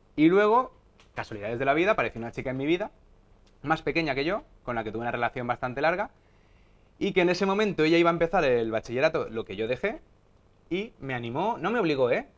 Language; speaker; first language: Spanish; native; Spanish